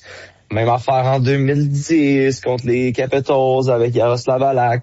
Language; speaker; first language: French; native; French